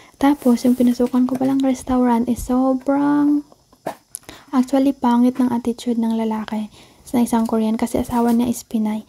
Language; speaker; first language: Filipino; non-native, local second language; Cebuano